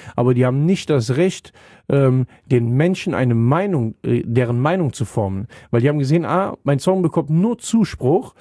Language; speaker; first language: German; native; German